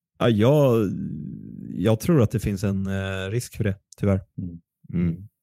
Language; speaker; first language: Swedish; native; Swedish